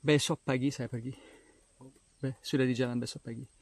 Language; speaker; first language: Indonesian; non-native, learner; English